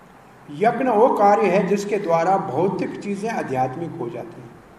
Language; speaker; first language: Hindi; native; Hindi